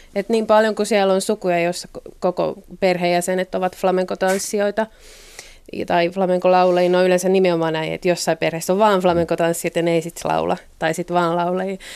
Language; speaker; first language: Finnish; native; Finnish